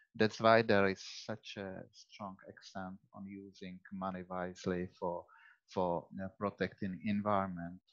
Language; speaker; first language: English; non-native, fluent; Czech